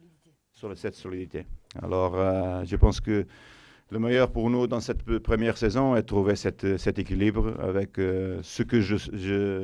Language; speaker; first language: French; non-native, fluent; Portuguese